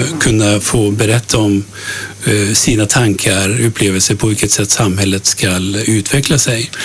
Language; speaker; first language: Swedish; early bilingual, other home language; Turkish